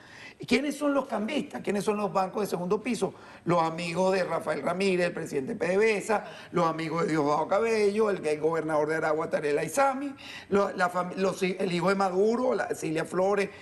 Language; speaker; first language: Spanish; native; Spanish